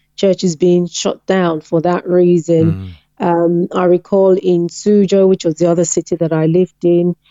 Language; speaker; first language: English; non-native, local second language; Yoruba